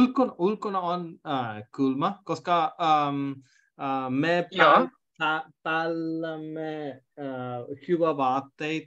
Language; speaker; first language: Finnish; non-native, learner; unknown